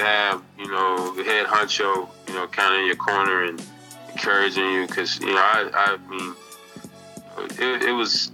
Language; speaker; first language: English; native; English